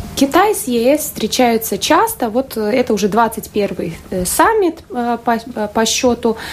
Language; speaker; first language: Russian; native; Russian